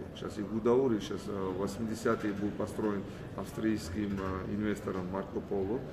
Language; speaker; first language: Russian; non-native, fluent; Georgian